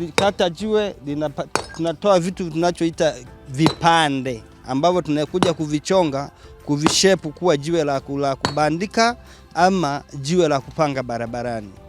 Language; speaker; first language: Swahili; native; Swahili